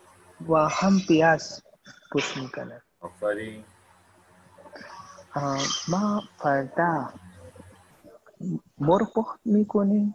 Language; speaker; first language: Persian; non-native, learner; Urdu